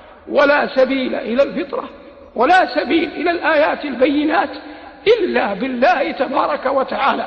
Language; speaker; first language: Arabic; native; Arabic